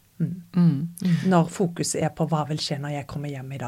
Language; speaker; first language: Norwegian; native; Norwegian